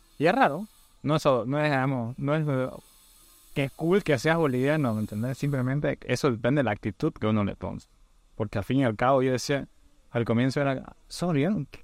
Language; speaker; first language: Spanish; native; Spanish